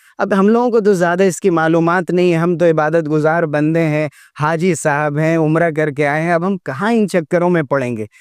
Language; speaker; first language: Urdu; native; Urdu